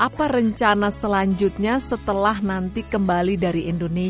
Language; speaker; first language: Indonesian; native; Indonesian